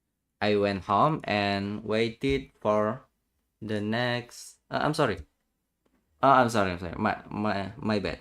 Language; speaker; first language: English; non-native, learner; Indonesian